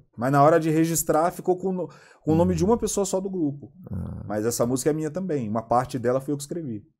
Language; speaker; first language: Portuguese; native; Portuguese